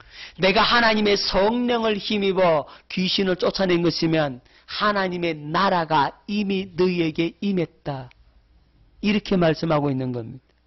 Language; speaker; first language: Korean; native; Korean